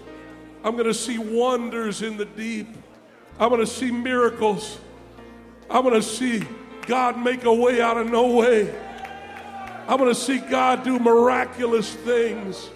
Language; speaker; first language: English; native; English